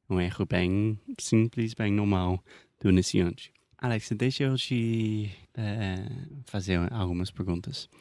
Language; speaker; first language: Portuguese; non-native, fluent; English